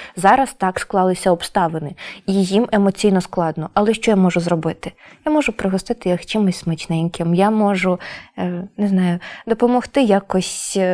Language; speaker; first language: Ukrainian; native; Ukrainian